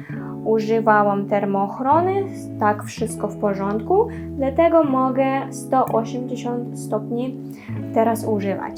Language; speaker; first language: Polish; non-native, learner; Russian